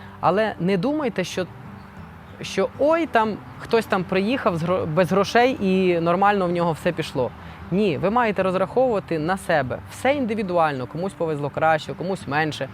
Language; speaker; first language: Ukrainian; non-native, local second language; Russian